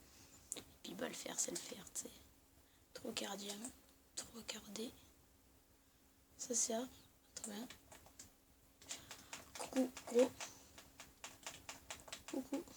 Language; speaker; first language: French; native; French